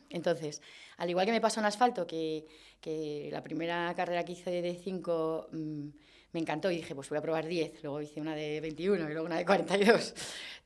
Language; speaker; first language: Spanish; native; Spanish